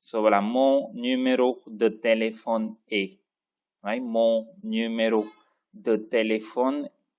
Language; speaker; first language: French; non-native, fluent; Tamil